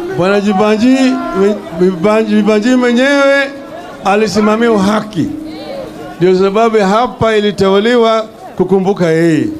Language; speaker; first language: Swahili; non-native, local second language; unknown